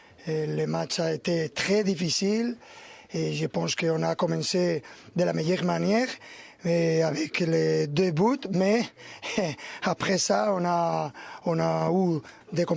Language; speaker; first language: French; non-native, learner; Spanish